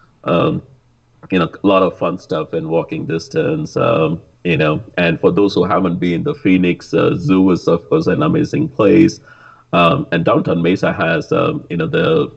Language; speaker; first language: English; non-native, local second language; Tamil